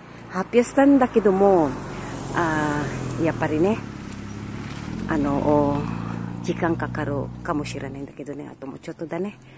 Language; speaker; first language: Japanese; non-native, learner; Filipino